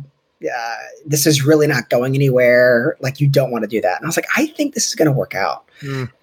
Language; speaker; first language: English; native; English